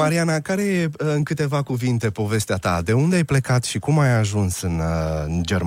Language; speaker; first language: Romanian; native; Romanian